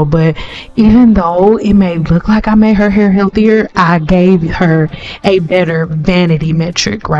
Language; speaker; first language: English; native; English